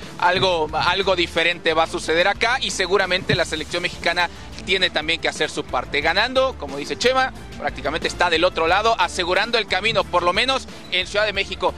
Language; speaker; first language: Spanish; native; Spanish